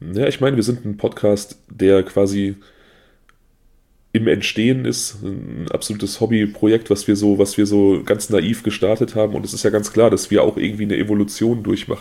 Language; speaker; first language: German; native; German